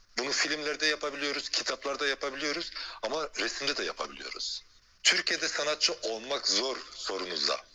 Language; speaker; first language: Turkish; early bilingual, heritage; Turkish